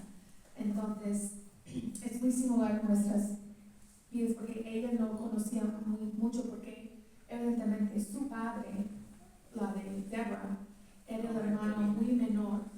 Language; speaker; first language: Spanish; early bilingual, heritage; English